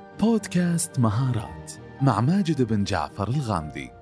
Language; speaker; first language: Arabic; native; Arabic